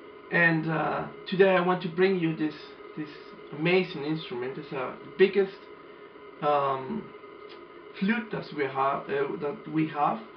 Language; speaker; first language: English; non-native, fluent; Spanish